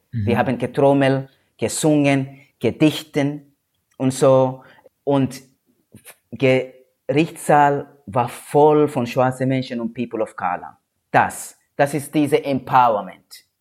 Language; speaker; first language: German; non-native, learner; Swahili